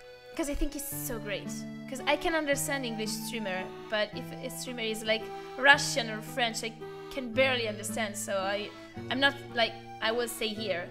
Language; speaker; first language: English; non-native, learner; Italian